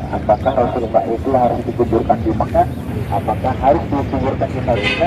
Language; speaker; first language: Indonesian; native; Indonesian